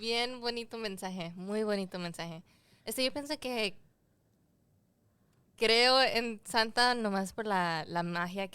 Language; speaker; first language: Spanish; early bilingual, heritage; Spanish